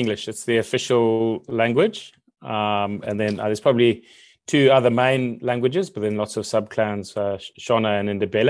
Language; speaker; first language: English; native; English